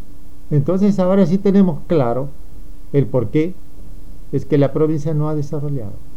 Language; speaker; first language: Spanish; native; Spanish